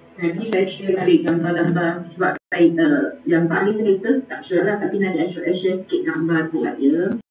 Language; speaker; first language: Malay; non-native, local second language; Chinese